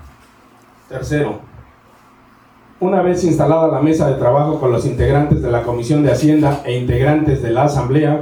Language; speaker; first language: Spanish; native; Spanish